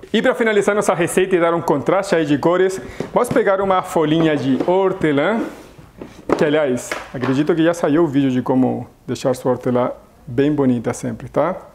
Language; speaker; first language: Portuguese; non-native, fluent; Spanish